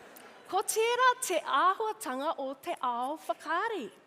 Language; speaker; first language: Māori; non-native, local second language; English